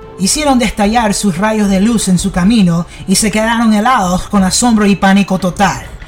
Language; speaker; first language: Spanish; early bilingual, heritage; English